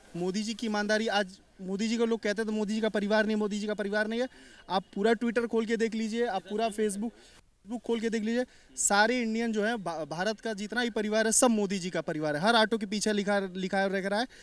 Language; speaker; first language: Hindi; native; Hindi